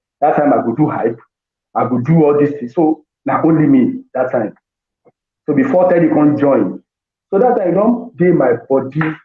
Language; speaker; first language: Nigerian Pidgin; non-native, local second language; Yoruba